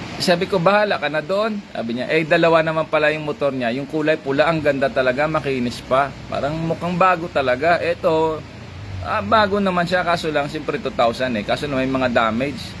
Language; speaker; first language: Filipino; non-native, local second language; Hiligaynon